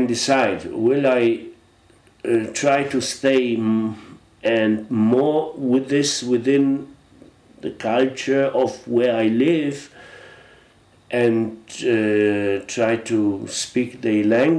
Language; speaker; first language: English; non-native, fluent; Polish